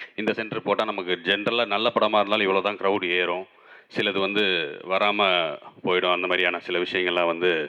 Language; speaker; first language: Tamil; native; Tamil